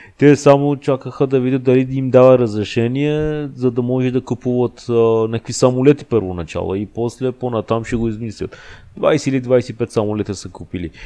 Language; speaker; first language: Bulgarian; non-native, fluent; Persian